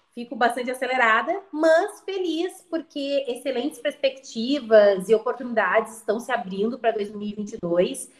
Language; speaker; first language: Portuguese; native; Portuguese